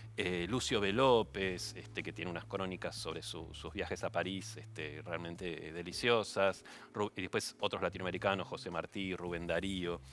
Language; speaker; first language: Spanish; native; Spanish